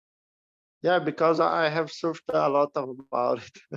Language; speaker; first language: English; non-native, learner; Portuguese